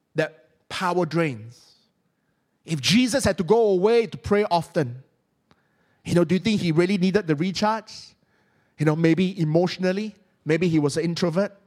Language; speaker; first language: English; non-native, local second language; Cantonese